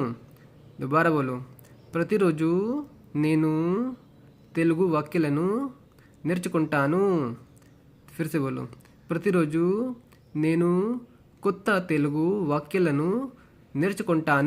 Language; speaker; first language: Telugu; non-native, learner; Hindi